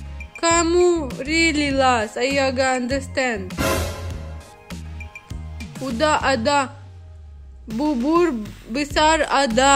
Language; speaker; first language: Indonesian; non-native, learner; Russian